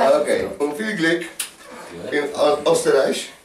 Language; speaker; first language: German; non-native, learner; Polish